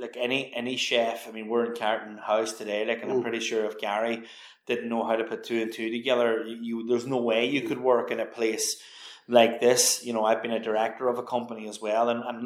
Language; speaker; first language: English; native; English